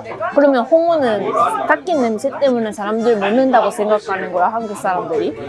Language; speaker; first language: Korean; non-native, fluent; Japanese